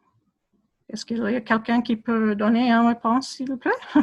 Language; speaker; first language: French; non-native, fluent; English